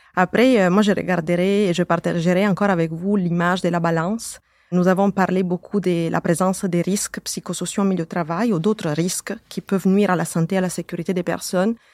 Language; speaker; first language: French; native; French